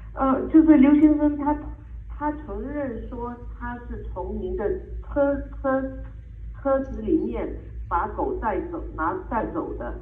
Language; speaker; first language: Chinese; native; Chinese